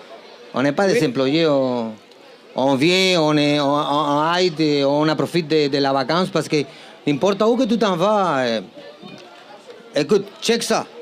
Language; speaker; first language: French; non-native, fluent; Spanish